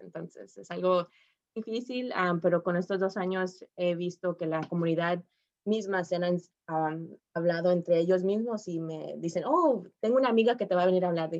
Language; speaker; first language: Spanish; early bilingual, heritage; Spanish